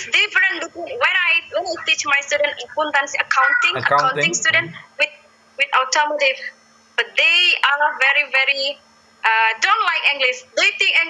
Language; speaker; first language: English; non-native, learner; Indonesian